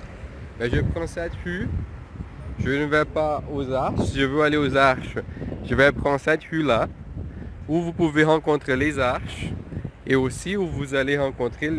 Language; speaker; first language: French; non-native, fluent; Portuguese